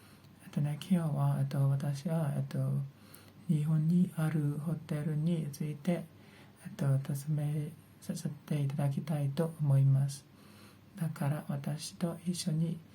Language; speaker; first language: Japanese; non-native, learner; Burmese